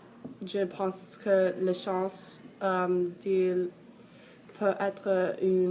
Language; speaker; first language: French; non-native, learner; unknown